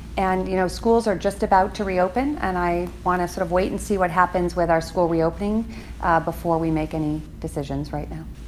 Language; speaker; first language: English; native; English